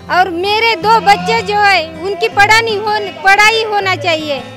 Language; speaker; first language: Hindi; non-native, local second language; Marathi